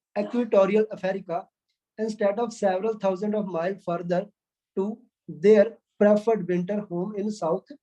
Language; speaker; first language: English; non-native, local second language; Punjabi